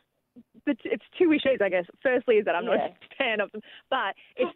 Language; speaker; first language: English; native; English